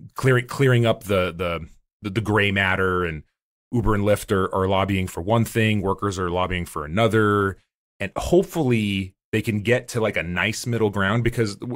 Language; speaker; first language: English; native; English